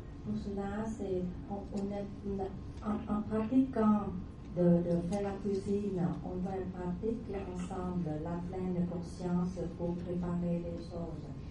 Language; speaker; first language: French; non-native, learner; Vietnamese